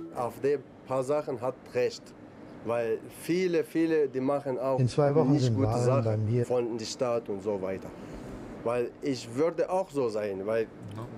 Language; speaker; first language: German; non-native, fluent; Arabic